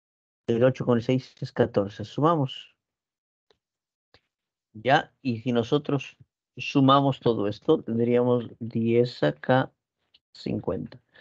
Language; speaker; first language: Spanish; native; Spanish